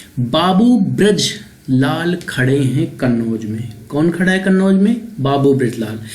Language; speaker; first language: Hindi; native; Hindi